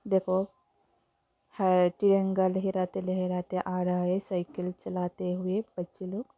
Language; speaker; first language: Hindi; non-native, local second language; Bangla